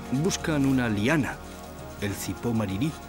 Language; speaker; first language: Spanish; native; Spanish